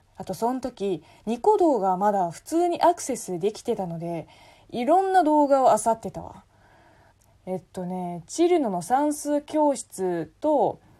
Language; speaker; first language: Japanese; non-native, fluent; Chinese